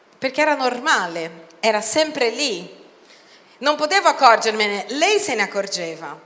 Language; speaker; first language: Italian; non-native, fluent; Portuguese